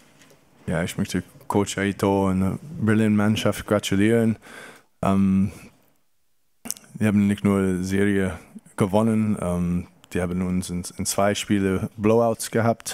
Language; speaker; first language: German; non-native, fluent; English